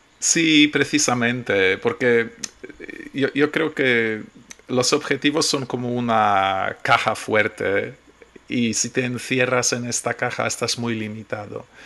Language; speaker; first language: Spanish; non-native, fluent; Polish